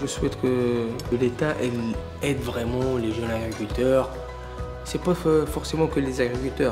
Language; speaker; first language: French; non-native, local second language; Arabic